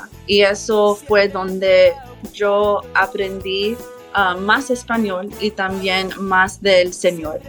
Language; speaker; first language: Spanish; early bilingual, heritage; English